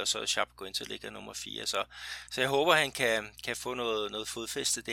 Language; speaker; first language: Danish; native; Danish